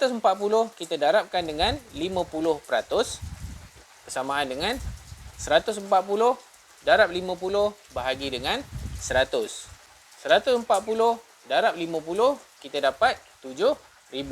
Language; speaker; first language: Malay; native; Malay